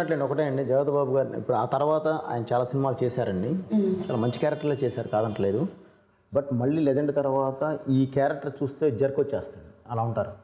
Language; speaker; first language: Telugu; native; Telugu